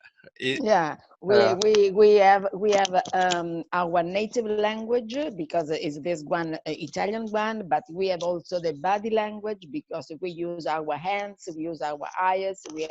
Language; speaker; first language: English; non-native, fluent; Italian